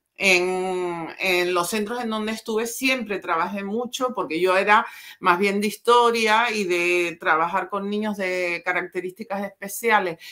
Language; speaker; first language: Spanish; native; Spanish